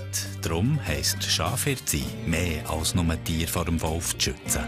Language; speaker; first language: German; native; German